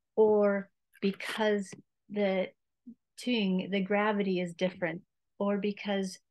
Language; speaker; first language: English; native; English